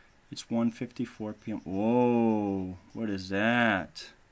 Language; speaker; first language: English; non-native, fluent; Portuguese